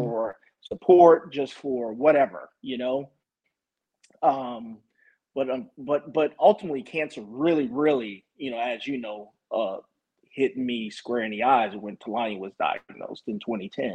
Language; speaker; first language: English; native; English